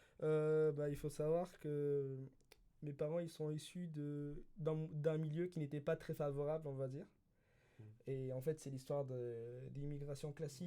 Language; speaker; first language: French; early bilingual, other home language; Spanish